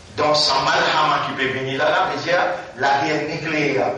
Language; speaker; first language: French; non-native, local second language; Morisyen